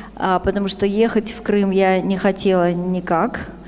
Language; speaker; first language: Russian; native; Russian